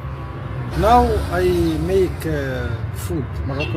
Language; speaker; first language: English; non-native, learner; Arabic